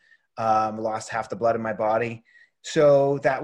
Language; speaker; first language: English; native; English